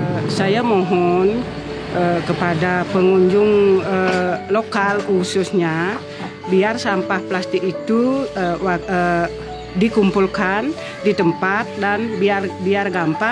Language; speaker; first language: Indonesian; non-native, local second language; Balinese